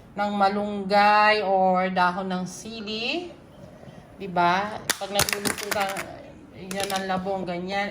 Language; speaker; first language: Filipino; non-native, local second language; Pampanga